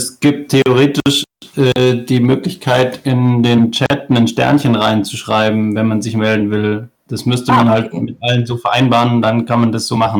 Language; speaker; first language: German; native; German